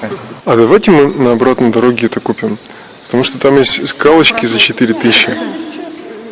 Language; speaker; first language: Russian; native; Russian